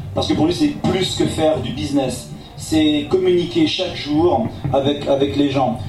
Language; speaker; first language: French; native; French